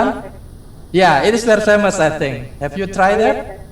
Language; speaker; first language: English; non-native, learner; Indonesian